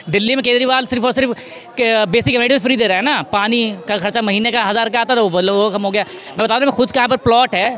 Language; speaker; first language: Hindi; native; Hindi